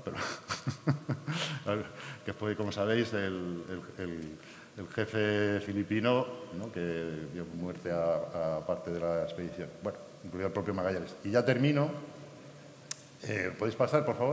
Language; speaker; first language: Spanish; native; Spanish